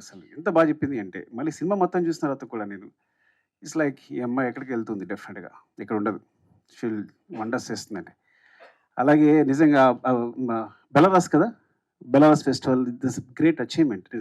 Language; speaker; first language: Telugu; native; Telugu